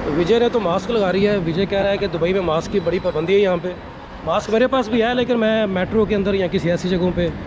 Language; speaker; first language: Urdu; non-native, local second language; Punjabi